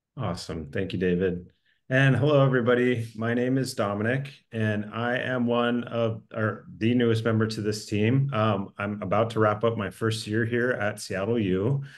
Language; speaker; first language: English; native; English